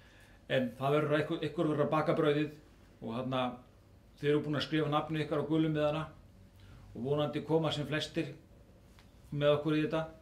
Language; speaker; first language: Icelandic; native; Icelandic